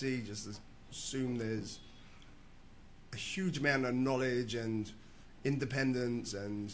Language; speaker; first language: English; native; English